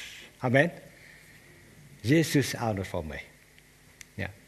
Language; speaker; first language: Dutch; non-native, learner; Vietnamese